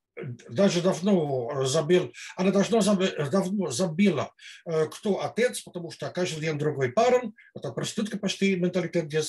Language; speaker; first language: Russian; non-native, fluent; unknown